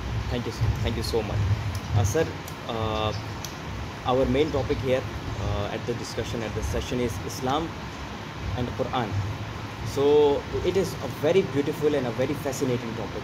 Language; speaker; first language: English; non-native, local second language; Urdu